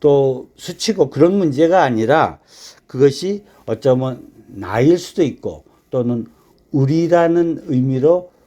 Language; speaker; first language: Korean; native; Korean